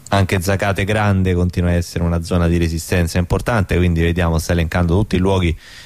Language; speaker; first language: Italian; native; Italian